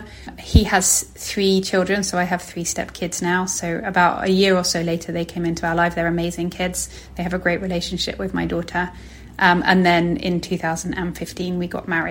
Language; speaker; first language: English; native; English